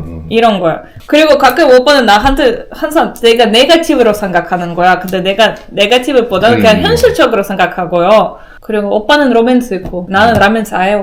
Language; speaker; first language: Korean; non-native, learner; Russian